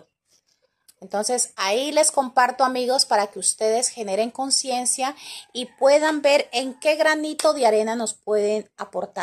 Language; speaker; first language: Spanish; native; Spanish